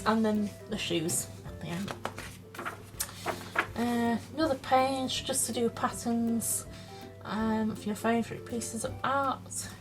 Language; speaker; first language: English; native; English